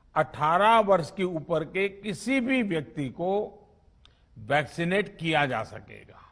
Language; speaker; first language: Hindi; non-native, local second language; Gujarati